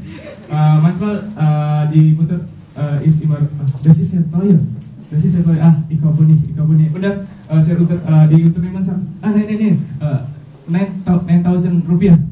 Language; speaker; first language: German; non-native, learner; Indonesian